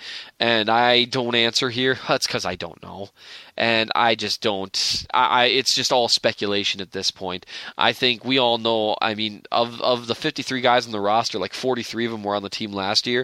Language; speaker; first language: English; native; English